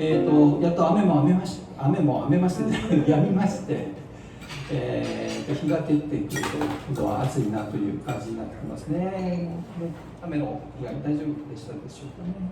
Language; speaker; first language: Japanese; native; Japanese